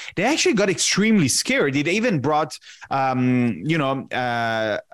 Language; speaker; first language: English; non-native, fluent; Italian